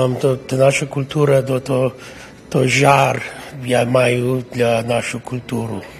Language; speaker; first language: Ukrainian; early bilingual, heritage; Ukrainian